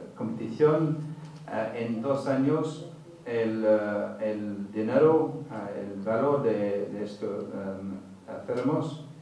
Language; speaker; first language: Spanish; non-native, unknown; English